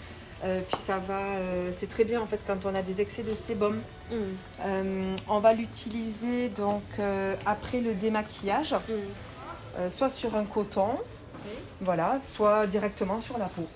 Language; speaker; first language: French; native; French